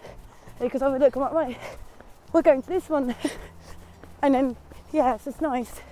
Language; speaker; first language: English; native; English